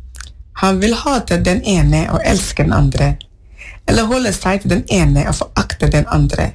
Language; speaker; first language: Norwegian; non-native, learner; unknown